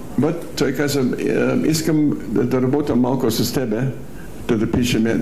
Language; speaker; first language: Bulgarian; early bilingual, heritage; Bulgarian